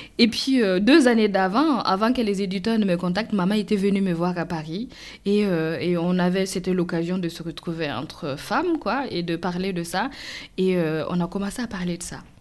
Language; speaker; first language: French; non-native, local second language; Mossi